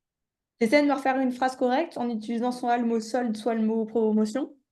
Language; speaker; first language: French; native; French